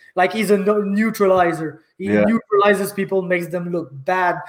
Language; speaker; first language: English; native; English